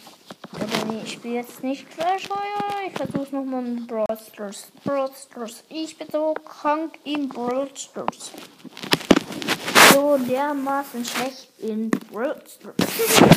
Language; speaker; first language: German; native; German